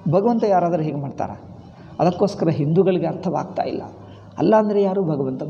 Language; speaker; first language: Kannada; non-native, fluent; Telugu